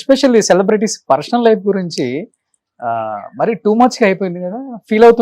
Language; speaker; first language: Telugu; native; Telugu